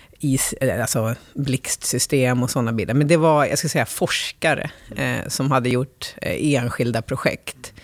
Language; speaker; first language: Swedish; native; Swedish